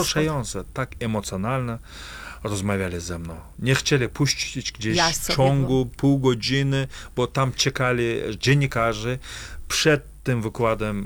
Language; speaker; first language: Polish; non-native, fluent; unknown